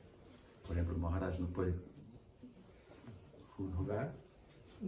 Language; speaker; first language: Spanish; non-native, learner; English